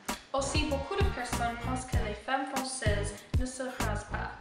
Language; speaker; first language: French; non-native, learner; English